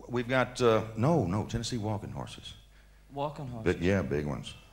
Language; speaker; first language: English; native; English